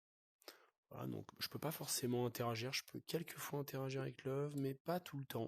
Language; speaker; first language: French; native; French